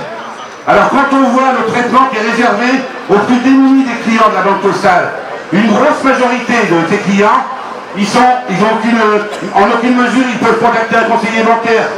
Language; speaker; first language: French; native; French